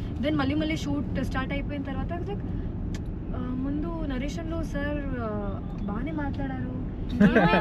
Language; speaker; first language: Telugu; non-native, fluent; Hindi